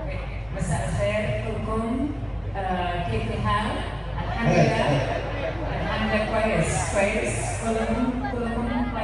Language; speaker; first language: Arabic; non-native, fluent; English